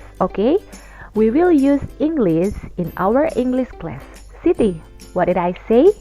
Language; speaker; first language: English; non-native, fluent; Indonesian